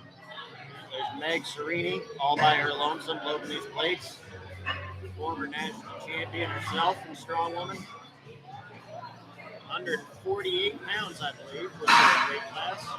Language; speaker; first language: English; native; English